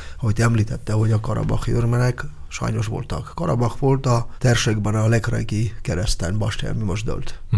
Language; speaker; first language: Hungarian; non-native, fluent; Armenian